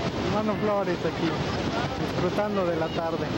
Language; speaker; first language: Spanish; native; Spanish